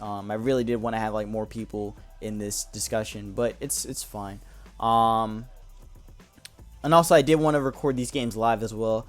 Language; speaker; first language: English; native; English